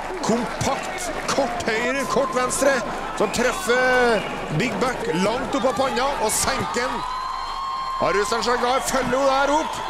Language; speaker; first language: Norwegian; native; Norwegian